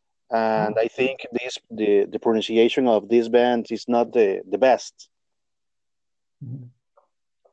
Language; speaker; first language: English; non-native, learner; Spanish